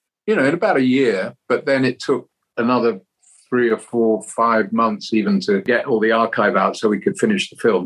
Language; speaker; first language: English; native; English